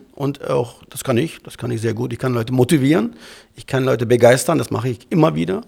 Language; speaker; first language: German; early bilingual, other home language; Turkish